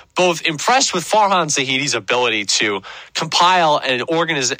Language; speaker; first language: English; native; English